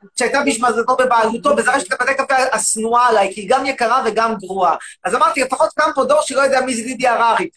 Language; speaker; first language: Hebrew; native; Hebrew